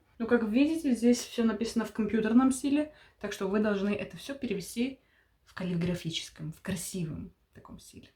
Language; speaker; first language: Russian; early bilingual, heritage; Russian